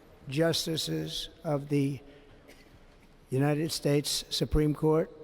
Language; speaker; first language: English; native; English